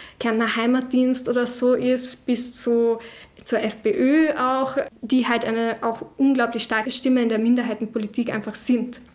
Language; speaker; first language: German; non-native, local second language; Slovenian